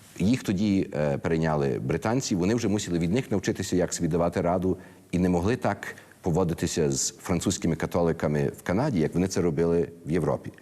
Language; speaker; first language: Ukrainian; early bilingual, heritage; Ukrainian